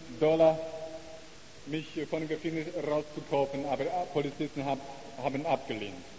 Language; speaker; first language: German; non-native, learner; Chinese